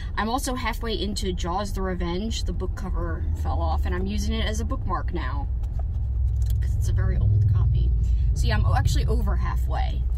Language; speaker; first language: English; native; English